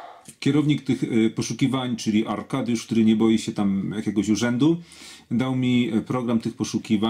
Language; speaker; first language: Polish; native; Polish